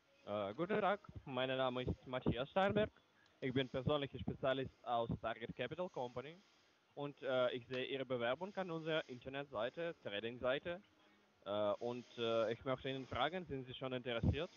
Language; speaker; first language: German; non-native, learner; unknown